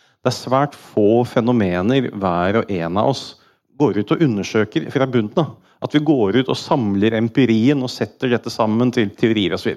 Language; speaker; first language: Norwegian; native; Norwegian